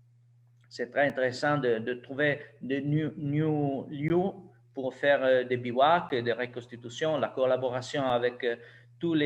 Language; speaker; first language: French; non-native, learner; Italian